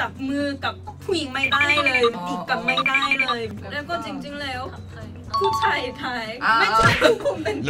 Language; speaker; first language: Thai; non-native, learner; Korean